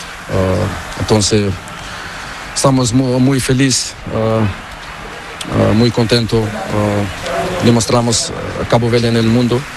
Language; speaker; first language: Spanish; non-native, learner; Portuguese